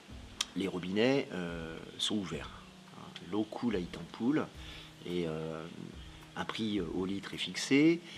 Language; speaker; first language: French; native; French